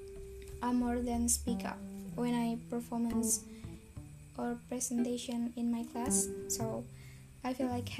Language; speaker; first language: English; non-native, learner; Indonesian